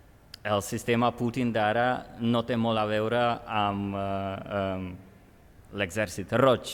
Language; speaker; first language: Catalan; non-native, fluent; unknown